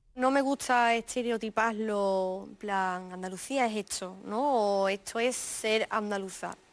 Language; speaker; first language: Spanish; native; Spanish